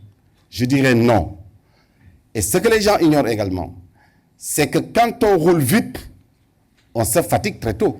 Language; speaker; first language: French; non-native, local second language; Wolof